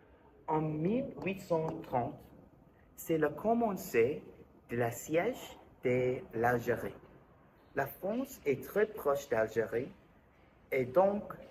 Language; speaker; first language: French; non-native, learner; English